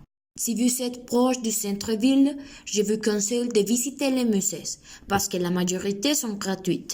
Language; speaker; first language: French; non-native, learner; Spanish